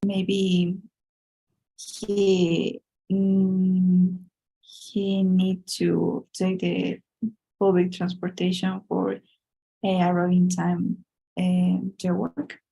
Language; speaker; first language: English; non-native, learner; Spanish